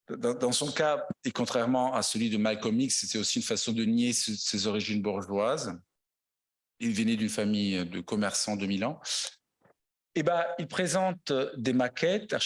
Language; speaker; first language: French; non-native, fluent; Italian